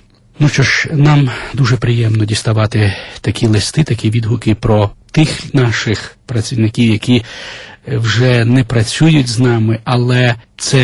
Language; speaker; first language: Ukrainian; native; Ukrainian